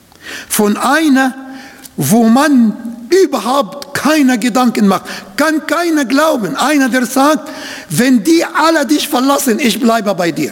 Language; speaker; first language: German; non-native, fluent; Arabic